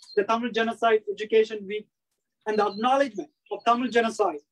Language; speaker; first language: English; early bilingual, other home language; Tamil